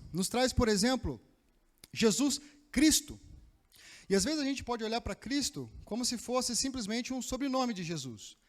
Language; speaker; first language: Portuguese; native; Portuguese